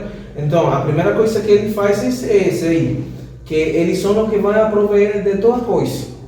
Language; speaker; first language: Portuguese; non-native, fluent; Spanish